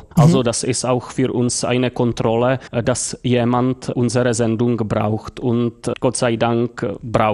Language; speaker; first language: German; non-native, fluent; Czech